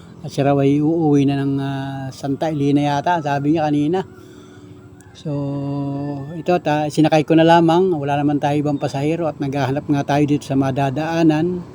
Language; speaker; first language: Filipino; native; Filipino